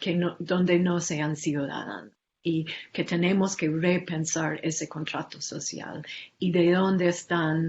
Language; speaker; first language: Spanish; non-native, fluent; English